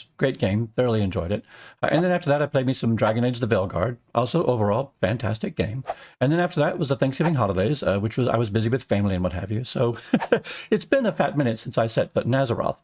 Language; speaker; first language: English; native; English